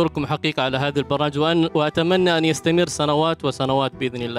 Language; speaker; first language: Arabic; native; Arabic